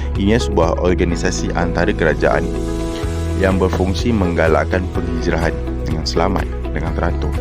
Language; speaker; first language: Malay; native; Malay